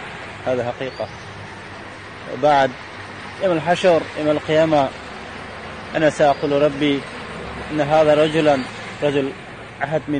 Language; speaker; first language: Arabic; non-native, learner; Bangla